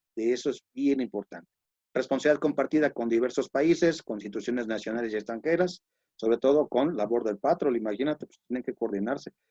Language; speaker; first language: Spanish; native; Spanish